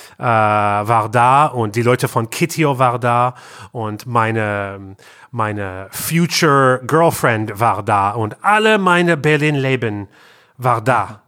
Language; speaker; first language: German; non-native, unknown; English